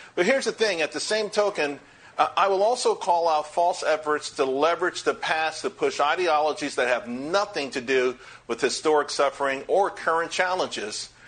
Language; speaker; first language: English; native; English